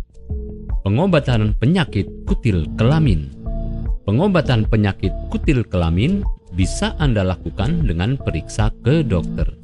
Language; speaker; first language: Indonesian; native; Indonesian